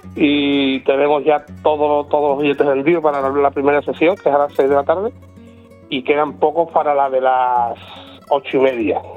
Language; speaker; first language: Spanish; native; Spanish